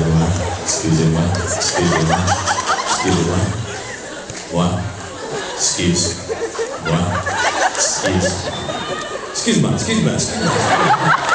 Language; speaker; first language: French; non-native, learner; English